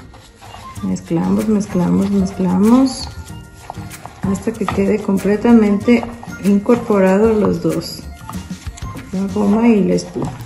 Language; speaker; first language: Spanish; native; Spanish